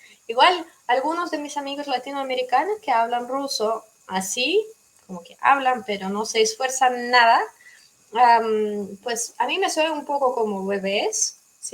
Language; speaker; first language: Spanish; non-native, fluent; Russian